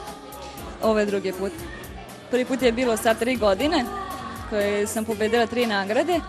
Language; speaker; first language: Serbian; non-native, fluent; Romanian